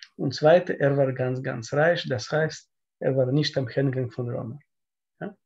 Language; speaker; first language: German; non-native, learner; Russian